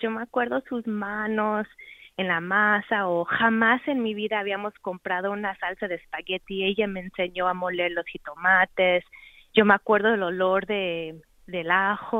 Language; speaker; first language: Spanish; native; Spanish